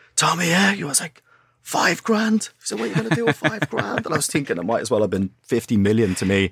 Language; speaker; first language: English; native; English